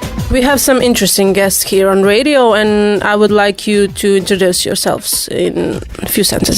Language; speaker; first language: English; non-native, fluent; Croatian